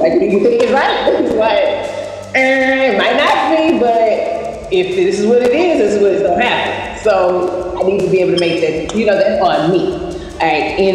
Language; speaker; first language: English; native; English